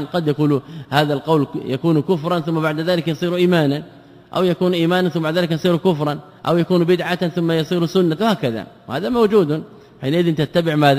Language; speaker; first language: Arabic; native; Arabic